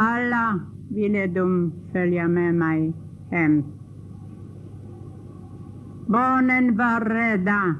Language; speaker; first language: Swedish; non-native, fluent; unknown